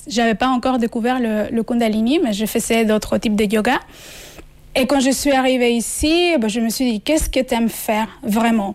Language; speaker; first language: French; non-native, fluent; Spanish